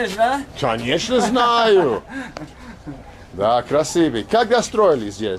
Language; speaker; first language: Russian; non-native, learner; English